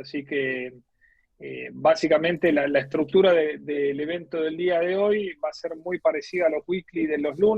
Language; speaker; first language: Spanish; native; Spanish